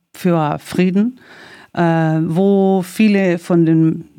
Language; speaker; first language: German; non-native, learner; Spanish